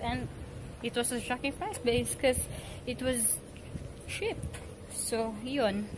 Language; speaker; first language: English; non-native, learner; Filipino